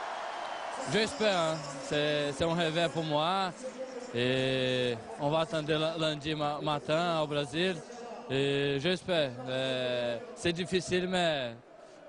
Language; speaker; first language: French; non-native, learner; Portuguese